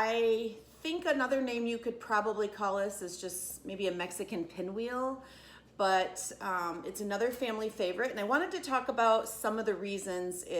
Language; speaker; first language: English; native; English